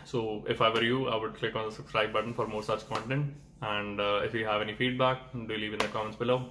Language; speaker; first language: English; non-native, local second language; Punjabi